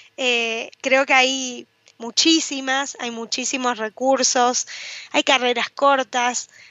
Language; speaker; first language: Spanish; native; Spanish